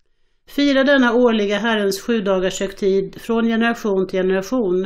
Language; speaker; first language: Swedish; native; Swedish